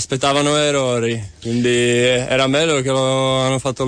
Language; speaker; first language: Italian; non-native, fluent; Czech